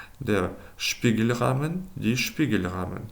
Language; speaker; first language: German; non-native, fluent; Ukrainian